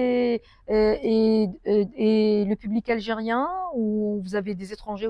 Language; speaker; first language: French; non-native, local second language; Arabic